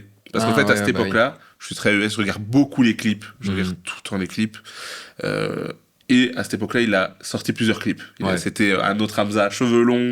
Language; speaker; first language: French; native; French